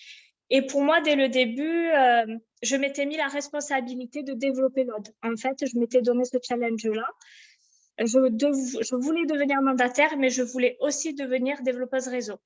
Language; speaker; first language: French; native; French